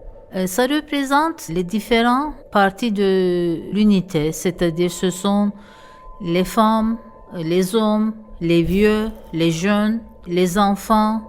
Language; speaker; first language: French; non-native, fluent; Turkish